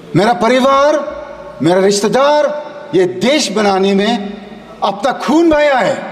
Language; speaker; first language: Hindi; non-native, local second language; Manipuri